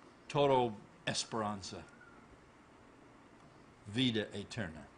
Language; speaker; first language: Spanish; non-native, learner; English